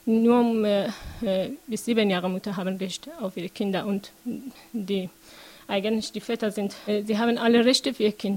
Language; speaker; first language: German; non-native, learner; Persian